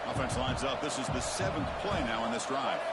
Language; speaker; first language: English; native; English